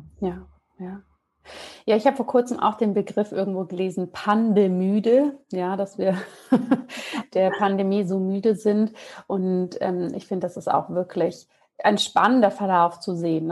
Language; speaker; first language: German; native; German